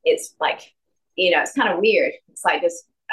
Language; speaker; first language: English; native; English